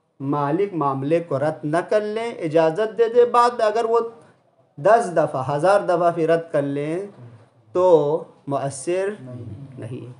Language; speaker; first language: Urdu; non-native, local second language; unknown